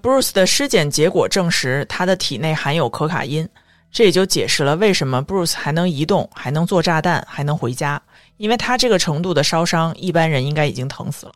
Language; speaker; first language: Chinese; native; Chinese